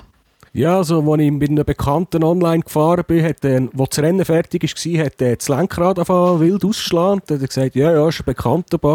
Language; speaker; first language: German; native; German